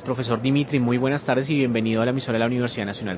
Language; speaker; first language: Spanish; native; Spanish